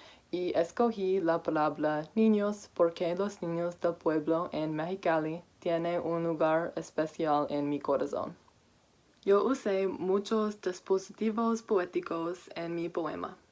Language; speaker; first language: Spanish; non-native, learner; English